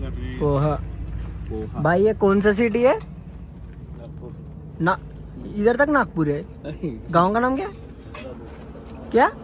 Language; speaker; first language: Hindi; non-native, local second language; Telugu